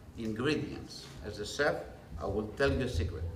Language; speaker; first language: English; non-native, fluent; Greek